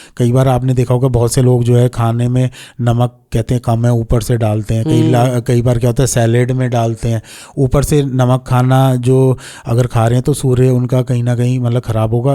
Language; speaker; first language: Hindi; native; Hindi